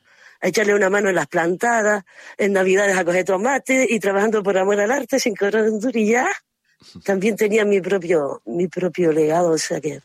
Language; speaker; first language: Spanish; native; Spanish